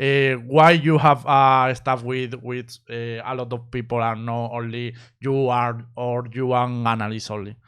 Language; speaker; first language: English; non-native, learner; Spanish